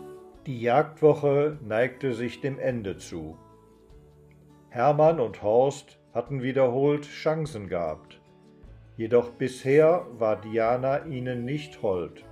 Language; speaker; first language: German; native; German